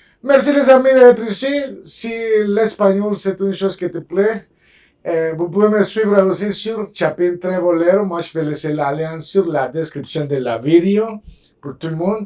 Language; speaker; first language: French; non-native, fluent; Spanish